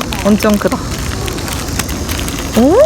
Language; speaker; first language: Korean; non-native, fluent; Japanese